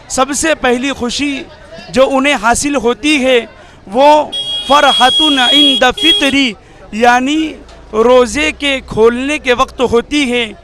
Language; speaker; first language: Urdu; native; Urdu